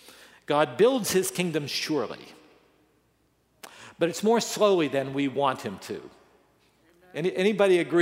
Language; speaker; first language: English; native; English